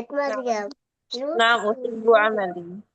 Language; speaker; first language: Arabic; non-native, learner; Indonesian